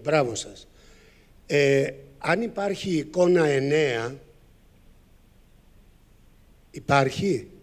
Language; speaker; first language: Greek; native; Greek